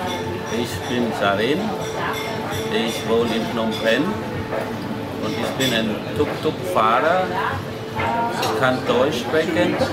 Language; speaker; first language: German; non-native, learner; Khmer